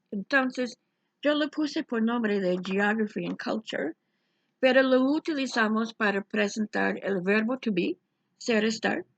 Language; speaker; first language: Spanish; non-native, fluent; English